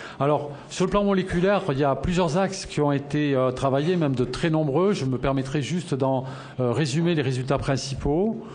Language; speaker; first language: French; native; French